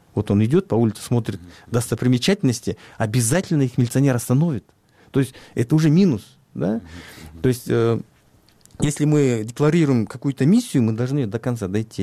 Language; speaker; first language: Russian; non-native, local second language; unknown